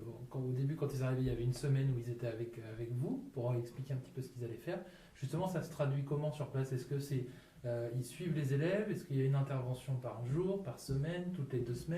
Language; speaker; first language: French; native; French